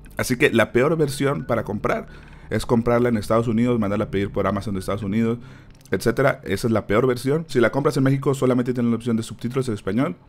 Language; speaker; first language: Spanish; native; Spanish